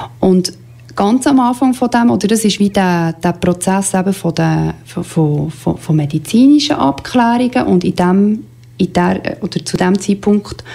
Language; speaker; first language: German; native; German